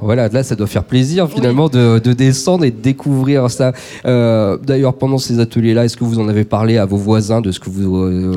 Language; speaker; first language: French; native; French